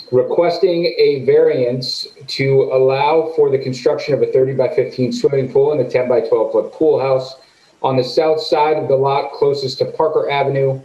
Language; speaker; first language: English; native; English